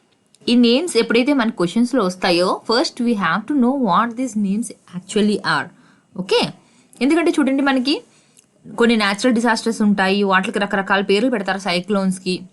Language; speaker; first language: Telugu; native; Telugu